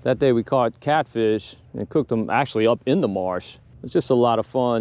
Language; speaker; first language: English; native; English